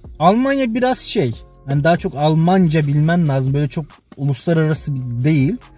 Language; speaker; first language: Turkish; native; Turkish